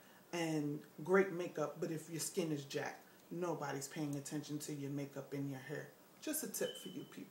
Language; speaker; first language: English; native; English